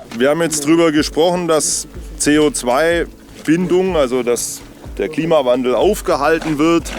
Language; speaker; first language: German; native; German